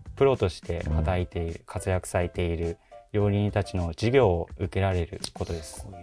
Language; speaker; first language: Japanese; native; Japanese